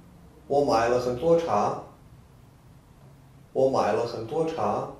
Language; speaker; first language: Chinese; non-native, fluent; Czech